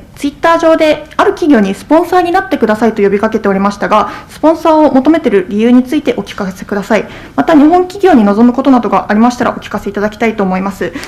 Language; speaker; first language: Japanese; native; Japanese